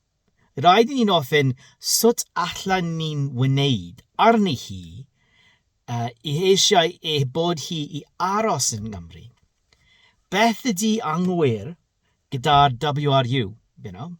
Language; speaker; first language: Welsh; non-native, learner; English